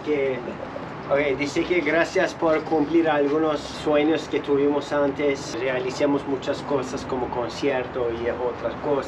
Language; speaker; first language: Spanish; non-native, fluent; Turkish